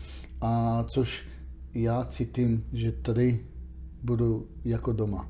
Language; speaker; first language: Czech; non-native, learner; Hebrew